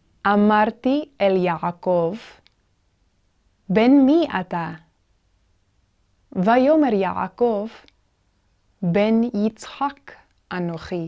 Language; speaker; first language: Hebrew; non-native, fluent; English